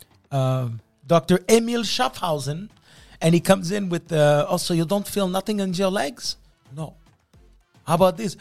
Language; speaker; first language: English; native; English